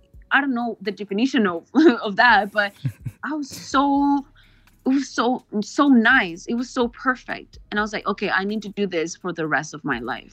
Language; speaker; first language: English; non-native, fluent; Spanish